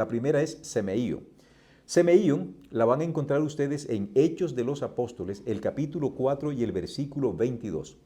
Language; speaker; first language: Spanish; native; Spanish